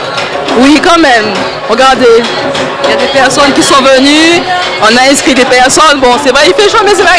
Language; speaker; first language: French; native; French